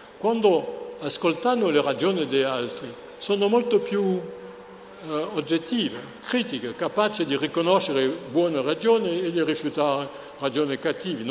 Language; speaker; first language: Italian; non-native, fluent; French